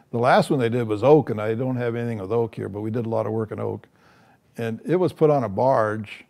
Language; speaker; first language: English; native; English